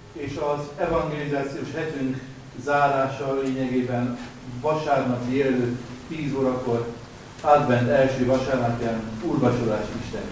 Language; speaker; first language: Hungarian; native; Hungarian